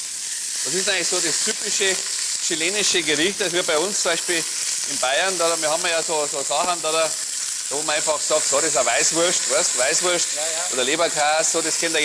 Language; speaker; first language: German; native; German